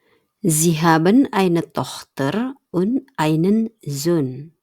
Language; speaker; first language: German; non-native, fluent; Indonesian